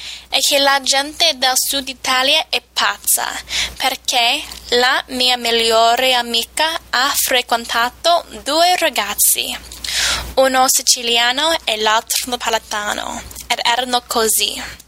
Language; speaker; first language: Italian; non-native, fluent; English